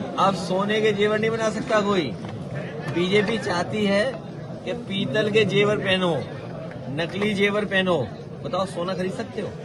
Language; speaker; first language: Hindi; native; Hindi